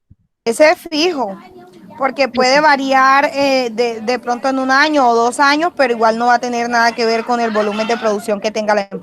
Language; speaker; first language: Spanish; native; Spanish